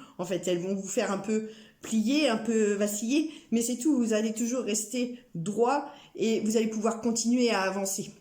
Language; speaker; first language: French; native; French